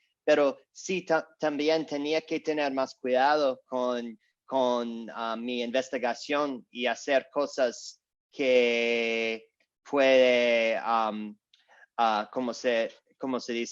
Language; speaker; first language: Spanish; non-native, learner; English